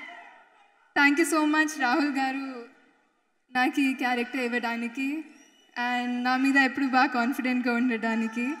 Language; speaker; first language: Telugu; non-native, fluent; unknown